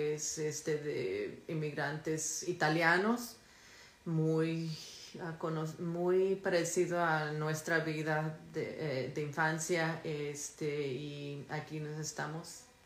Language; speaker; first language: English; early bilingual, other home language; Spanish